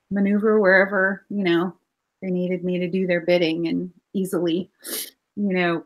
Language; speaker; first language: English; native; English